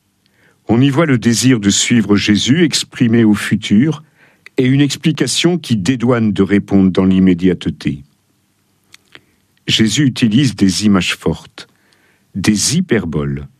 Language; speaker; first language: French; native; French